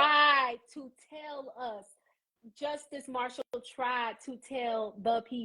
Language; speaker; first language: English; native; English